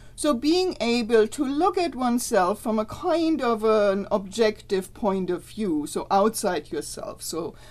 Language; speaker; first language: English; non-native, fluent; German